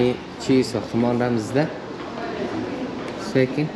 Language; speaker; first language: Persian; native; Persian